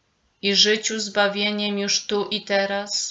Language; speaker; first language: Polish; native; Polish